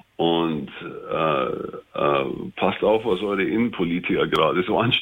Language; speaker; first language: German; native; German